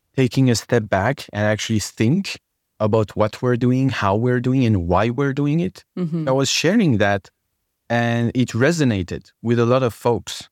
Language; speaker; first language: English; non-native, fluent; French